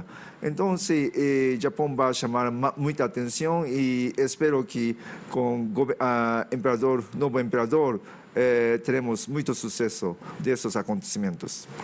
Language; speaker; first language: Portuguese; non-native, fluent; Japanese